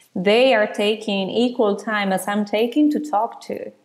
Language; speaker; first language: English; non-native, fluent; Spanish